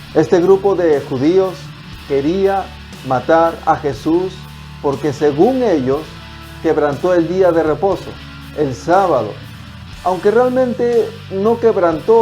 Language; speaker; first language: Spanish; native; Spanish